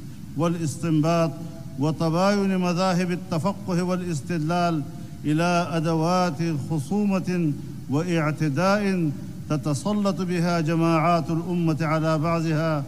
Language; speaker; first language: Arabic; non-native, fluent; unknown